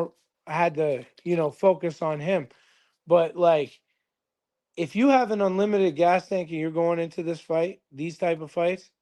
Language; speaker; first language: English; native; English